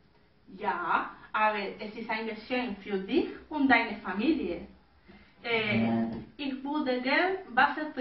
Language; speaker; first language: German; non-native, learner; Spanish